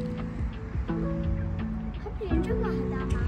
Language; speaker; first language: Chinese; early bilingual, heritage; Chinese